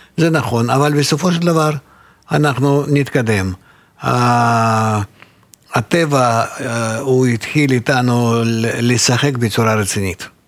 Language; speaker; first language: Hebrew; non-native, fluent; Russian